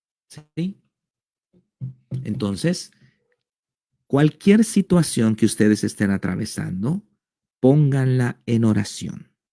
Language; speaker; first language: Spanish; native; Spanish